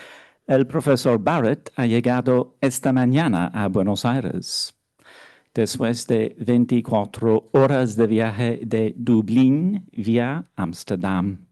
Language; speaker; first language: Spanish; non-native, fluent; English